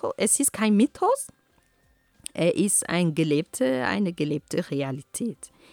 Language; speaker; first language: German; non-native, fluent; Ghomala